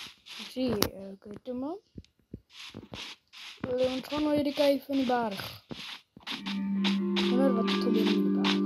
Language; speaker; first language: Dutch; non-native, learner; Afrikaans